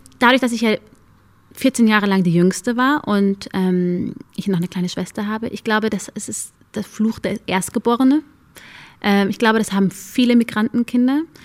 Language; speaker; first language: German; early bilingual, other home language; Amharic